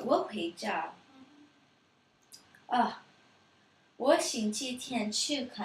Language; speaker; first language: Chinese; non-native, learner; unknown